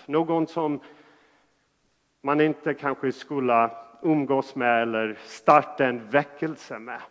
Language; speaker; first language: Swedish; non-native, fluent; English